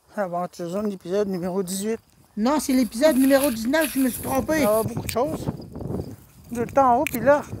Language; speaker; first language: French; native; French